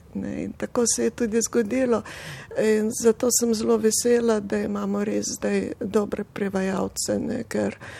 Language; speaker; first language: Slovenian; non-native, fluent; Russian